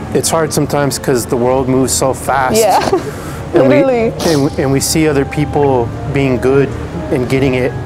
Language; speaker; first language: English; early bilingual, other home language; Spanish